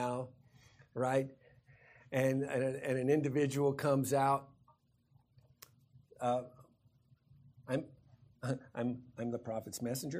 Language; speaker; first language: English; native; English